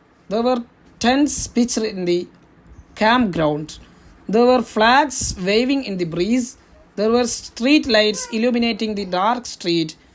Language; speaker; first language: English; non-native, local second language; Malayalam